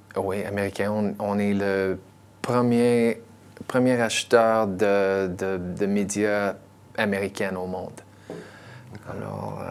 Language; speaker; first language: French; non-native, local second language; English